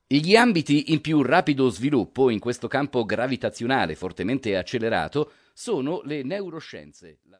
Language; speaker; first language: Italian; native; Italian